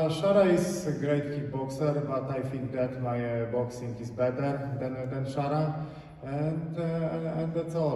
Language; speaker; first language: English; non-native, learner; Polish